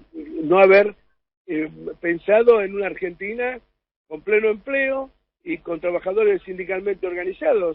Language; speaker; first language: Spanish; native; Spanish